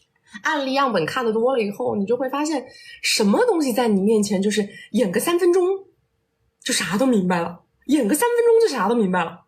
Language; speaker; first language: Chinese; native; Chinese